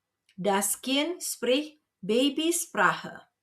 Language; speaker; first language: German; non-native, fluent; Indonesian